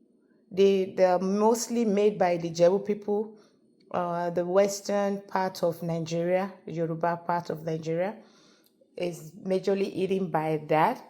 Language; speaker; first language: English; non-native, local second language; Yoruba